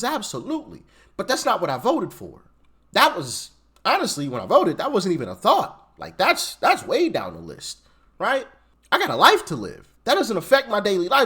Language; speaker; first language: English; native; English